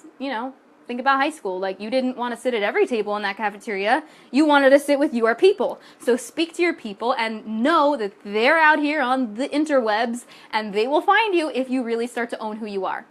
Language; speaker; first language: English; native; English